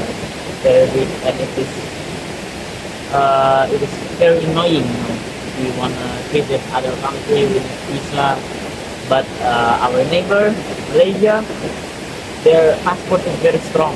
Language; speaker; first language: English; non-native, learner; Indonesian